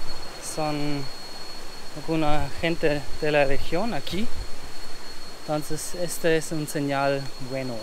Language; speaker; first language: Spanish; non-native, learner; German